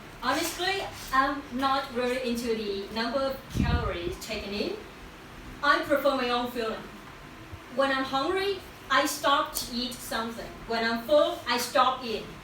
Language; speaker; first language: English; non-native, learner; Vietnamese